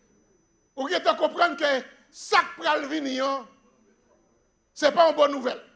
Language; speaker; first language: French; non-native, local second language; Haitian Creole